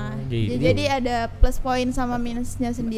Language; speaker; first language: Indonesian; native; Indonesian